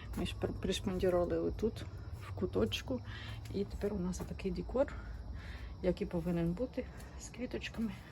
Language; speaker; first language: Ukrainian; native; Ukrainian